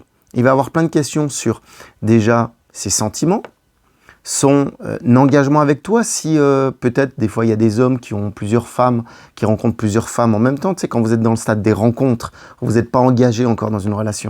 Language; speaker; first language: French; native; French